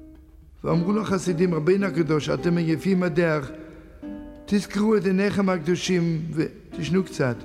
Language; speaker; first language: Hebrew; non-native, fluent; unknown